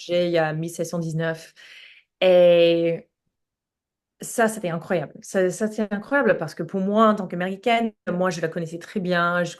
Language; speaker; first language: French; non-native, fluent; English